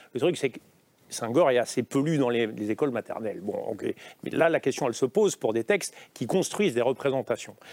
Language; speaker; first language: French; native; French